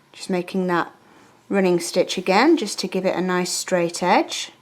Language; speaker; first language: English; native; English